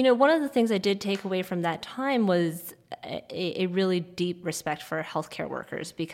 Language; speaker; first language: English; non-native, local second language; Cantonese